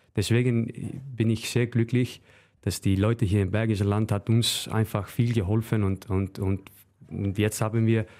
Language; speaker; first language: German; non-native, fluent; Icelandic